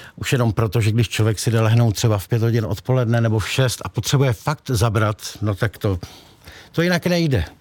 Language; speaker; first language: Czech; native; Czech